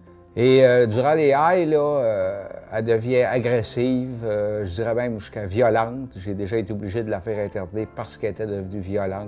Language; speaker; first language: French; native; French